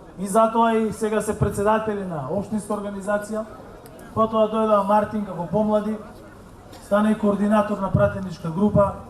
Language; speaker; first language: Macedonian; native; Macedonian